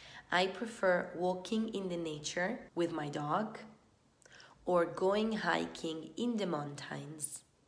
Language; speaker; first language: English; non-native, fluent; Italian